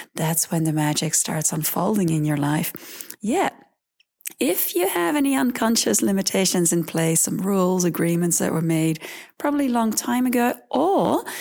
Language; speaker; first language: English; early bilingual, other home language; Dutch